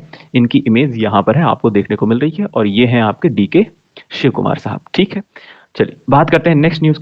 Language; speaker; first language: Hindi; native; Hindi